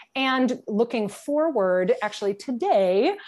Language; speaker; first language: English; native; English